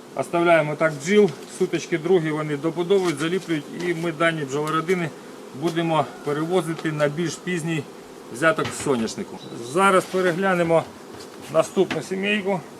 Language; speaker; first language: Ukrainian; non-native, local second language; Russian